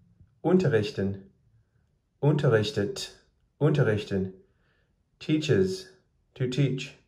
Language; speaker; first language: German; non-native, fluent; English